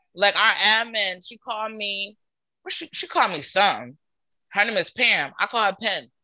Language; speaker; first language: English; native; English